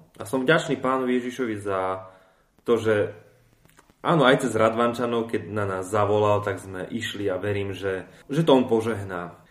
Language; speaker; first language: Slovak; native; Slovak